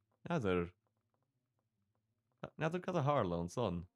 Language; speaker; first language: Irish; non-native, local second language; English